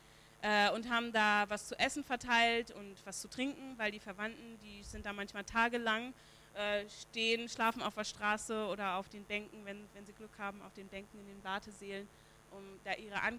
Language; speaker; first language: German; native; German